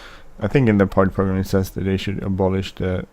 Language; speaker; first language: English; non-native, fluent; Swedish